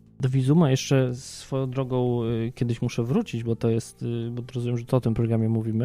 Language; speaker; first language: Polish; native; Polish